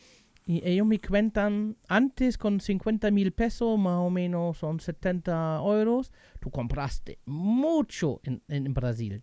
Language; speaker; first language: Spanish; non-native, learner; German